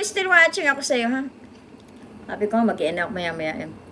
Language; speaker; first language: Filipino; native; Filipino